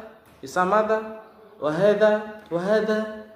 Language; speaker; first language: Arabic; non-native, fluent; Swahili